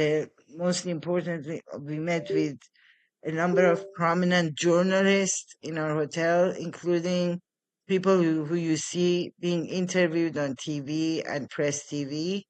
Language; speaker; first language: English; non-native, fluent; Persian